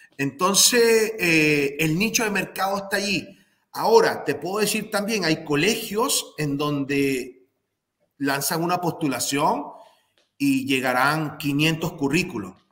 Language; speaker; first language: Spanish; native; Spanish